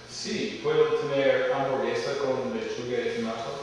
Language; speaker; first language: Spanish; non-native, learner; English